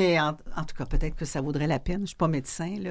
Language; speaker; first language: French; native; French